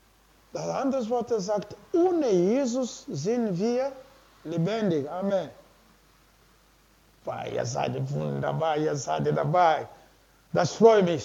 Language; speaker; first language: German; non-native, learner; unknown